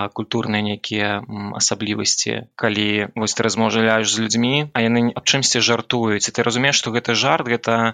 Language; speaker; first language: Belarusian; non-native, local second language; Russian